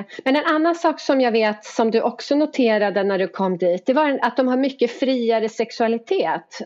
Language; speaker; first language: Swedish; native; Swedish